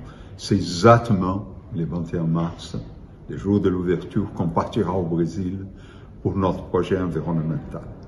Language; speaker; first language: French; non-native, fluent; Portuguese